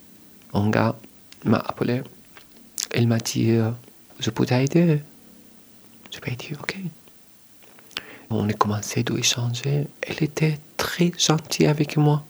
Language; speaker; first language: French; non-native, learner; Arabic